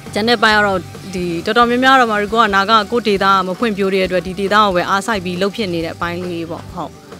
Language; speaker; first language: Burmese; non-native, local second language; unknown